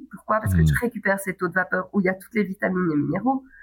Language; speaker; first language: French; native; French